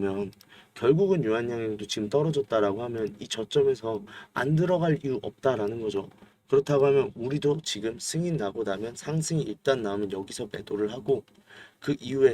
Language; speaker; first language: Korean; native; Korean